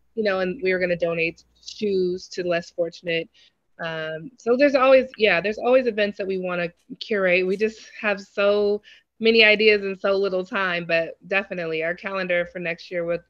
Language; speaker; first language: English; native; English